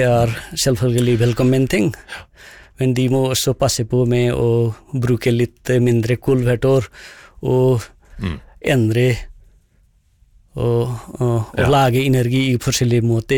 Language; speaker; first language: Norwegian; non-native, fluent; Nepali